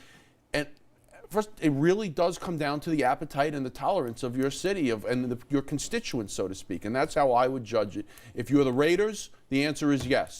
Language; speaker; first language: English; native; English